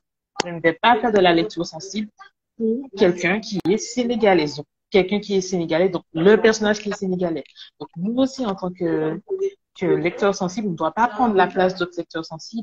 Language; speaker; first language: French; native; French